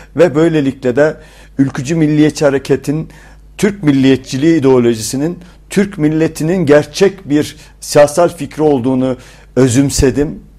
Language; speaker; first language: Turkish; native; Turkish